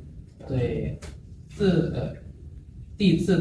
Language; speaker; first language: Chinese; non-native, learner; Indonesian